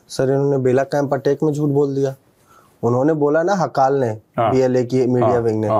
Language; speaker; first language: Hindi; native; Hindi